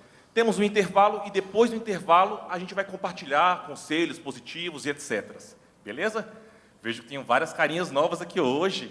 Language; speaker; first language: Portuguese; native; Portuguese